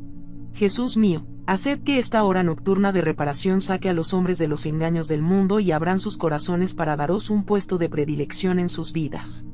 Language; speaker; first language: Spanish; native; Spanish